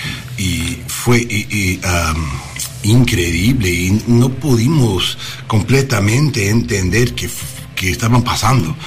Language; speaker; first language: Spanish; non-native, learner; English